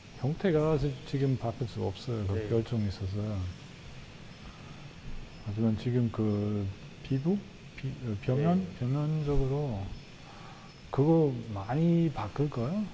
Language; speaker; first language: Korean; non-native, learner; German